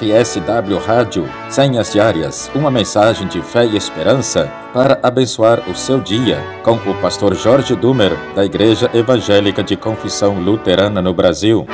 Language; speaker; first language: Portuguese; native; Portuguese